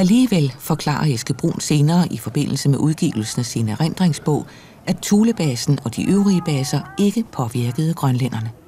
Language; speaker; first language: Danish; native; Danish